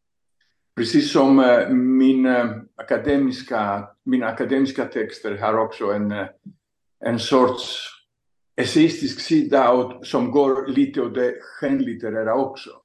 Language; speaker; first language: Swedish; non-native, fluent; Greek